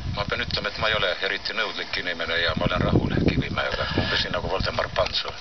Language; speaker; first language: Latvian; native; Latvian